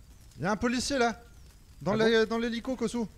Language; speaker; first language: French; native; French